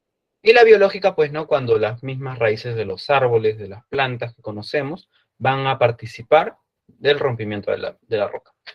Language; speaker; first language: Spanish; native; Spanish